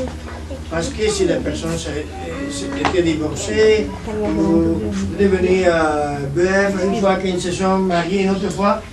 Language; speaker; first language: French; non-native, learner; Spanish